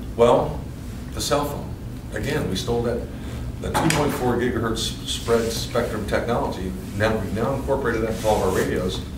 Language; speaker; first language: English; native; English